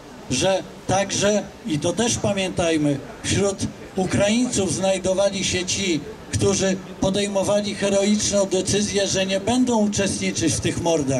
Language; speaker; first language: Polish; native; Polish